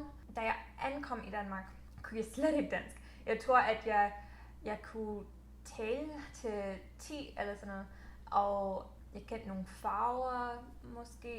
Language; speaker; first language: Danish; non-native, fluent; English